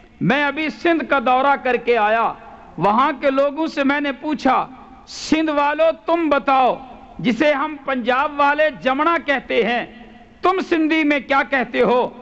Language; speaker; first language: Urdu; non-native, local second language; Punjabi